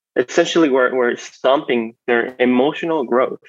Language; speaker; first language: English; non-native, fluent; Spanish